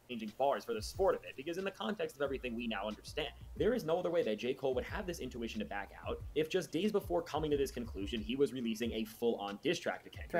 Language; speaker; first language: English; native; English